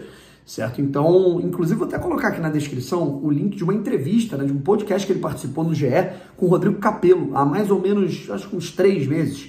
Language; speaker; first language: Portuguese; native; Portuguese